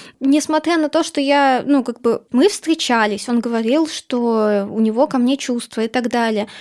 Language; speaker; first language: Russian; native; Russian